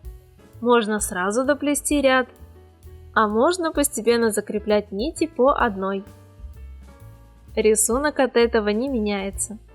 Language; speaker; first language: Russian; native; Russian